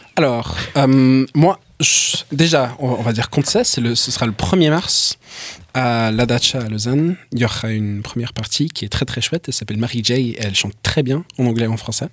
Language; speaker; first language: French; early bilingual, other home language; English